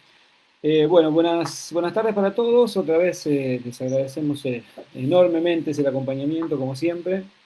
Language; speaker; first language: Spanish; native; Spanish